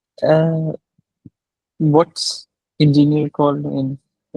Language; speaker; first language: English; non-native, local second language; Hindi